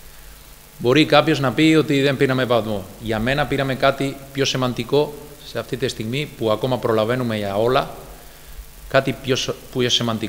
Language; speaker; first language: Greek; non-native, fluent; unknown